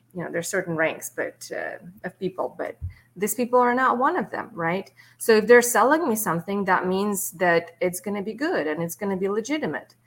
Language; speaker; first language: English; non-native, fluent; Russian